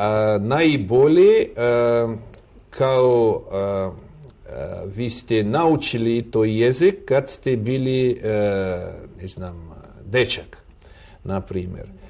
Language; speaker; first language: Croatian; non-native, fluent; Russian